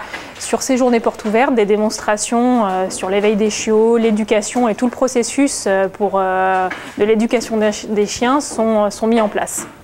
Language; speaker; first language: French; native; French